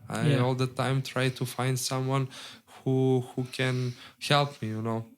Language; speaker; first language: English; non-native, learner; Serbian